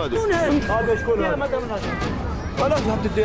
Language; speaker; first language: Arabic; native; Arabic